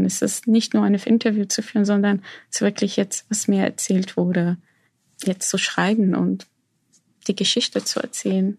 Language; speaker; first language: German; non-native, fluent; Arabic